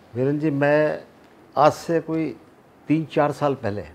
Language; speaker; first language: Hindi; native; Hindi